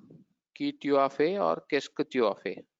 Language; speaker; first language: French; non-native, learner; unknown